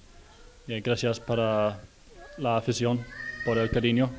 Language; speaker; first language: Spanish; non-native, learner; English